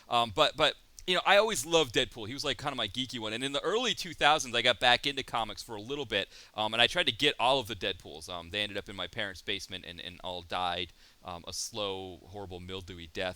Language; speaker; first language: English; native; English